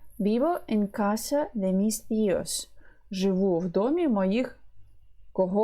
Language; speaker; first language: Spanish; non-native, learner; Ukrainian